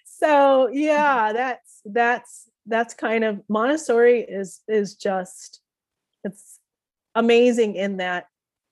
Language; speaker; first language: English; native; English